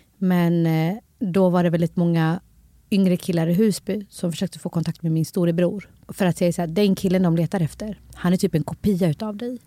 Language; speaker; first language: Swedish; early bilingual, other home language; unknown